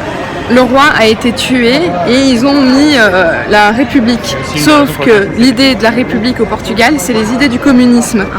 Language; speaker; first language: French; non-native, fluent; Portuguese